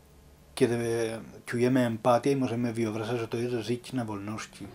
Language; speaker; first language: Polish; non-native, learner; Spanish